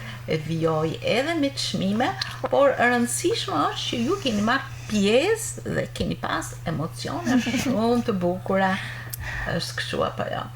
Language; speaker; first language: Albanian; native; Albanian